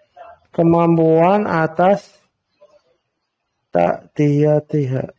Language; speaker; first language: Arabic; non-native, learner; Indonesian